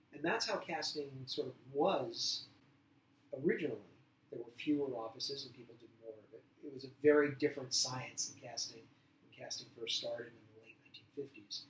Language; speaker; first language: English; native; English